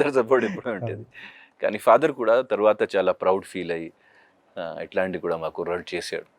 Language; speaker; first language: Telugu; non-native, local second language; Hindi